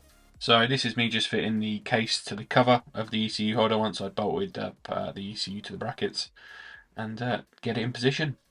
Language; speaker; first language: English; native; English